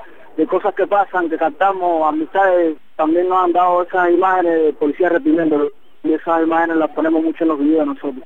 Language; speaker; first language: Spanish; native; Spanish